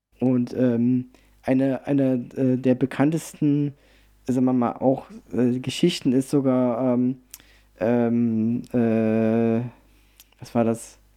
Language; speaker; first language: German; early bilingual, other home language; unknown